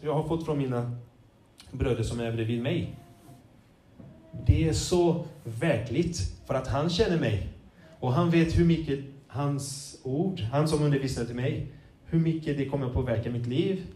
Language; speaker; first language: Swedish; non-native, fluent; Portuguese